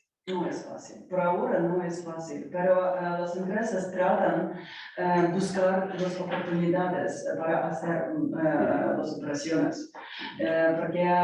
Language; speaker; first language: Spanish; non-native, learner; Ukrainian